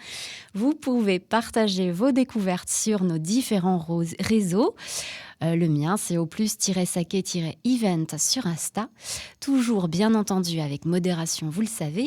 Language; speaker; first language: French; native; French